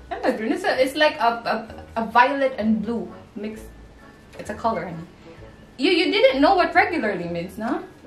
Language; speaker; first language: English; non-native, local second language; Cebuano